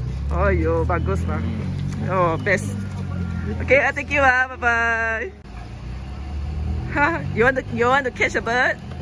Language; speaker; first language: English; non-native, local second language; Chinese